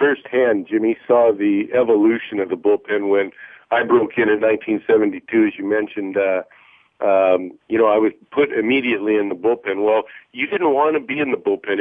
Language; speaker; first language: English; native; English